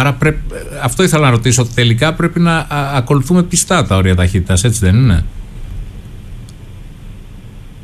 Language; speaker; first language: Greek; native; Greek